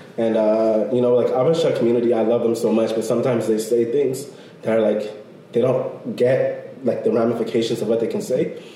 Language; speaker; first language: English; early bilingual, other home language; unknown